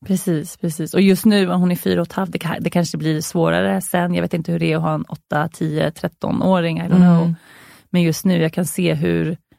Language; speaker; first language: Swedish; native; Swedish